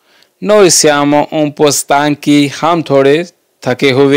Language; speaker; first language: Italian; non-native, learner; Urdu